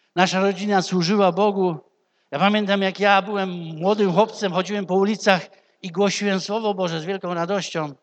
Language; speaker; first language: Polish; native; Polish